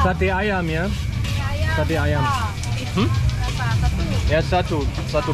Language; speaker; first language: Indonesian; non-native, learner; German